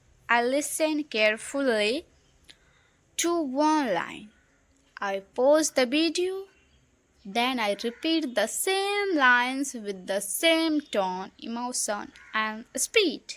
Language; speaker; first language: English; non-native, local second language; Hindi